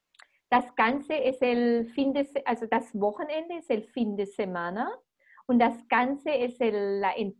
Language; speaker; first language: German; non-native, fluent; Spanish